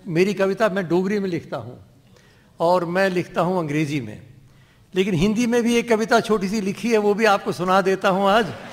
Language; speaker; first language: Hindi; non-native, local second language; Dogri